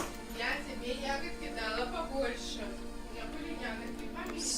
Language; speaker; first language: Russian; native; Russian